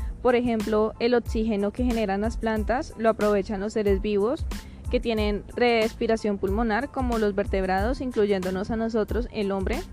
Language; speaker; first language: Spanish; native; Spanish